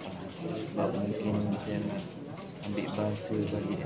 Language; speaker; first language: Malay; non-native, learner; Maranao